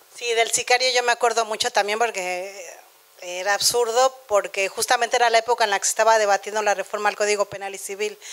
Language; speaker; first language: Spanish; native; Spanish